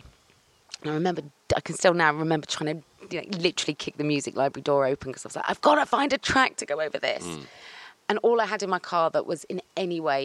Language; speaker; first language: English; native; English